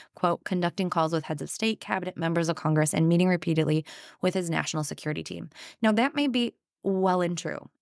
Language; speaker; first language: English; native; English